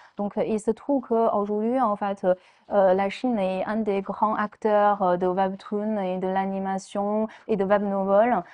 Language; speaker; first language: French; non-native, fluent; Chinese